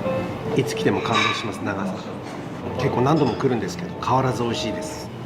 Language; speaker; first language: Japanese; native; Japanese